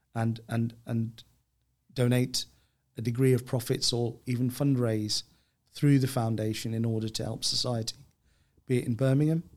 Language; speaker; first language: English; native; English